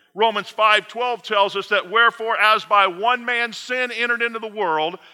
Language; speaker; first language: English; native; English